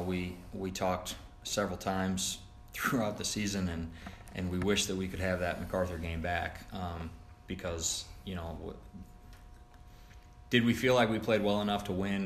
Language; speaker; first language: English; native; English